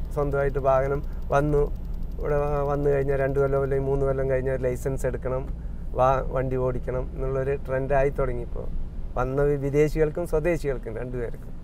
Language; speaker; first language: Malayalam; native; Malayalam